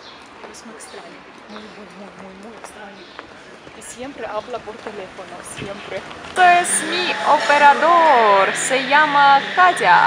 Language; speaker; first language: Spanish; non-native, fluent; Russian